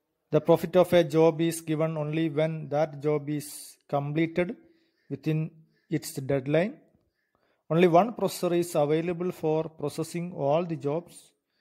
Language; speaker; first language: English; non-native, local second language; Malayalam